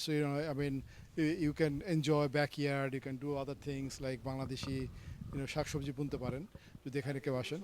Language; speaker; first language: Bangla; native; Bangla